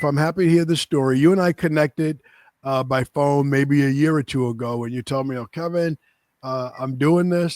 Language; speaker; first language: English; native; English